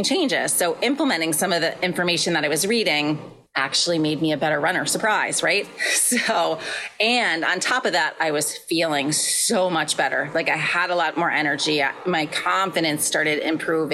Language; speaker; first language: English; native; English